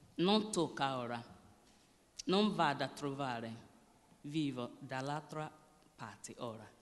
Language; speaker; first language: Italian; non-native, learner; Yoruba